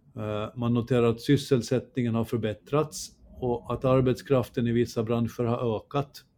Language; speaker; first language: Swedish; native; Swedish